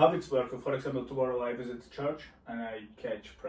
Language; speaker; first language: English; non-native, learner; Turkish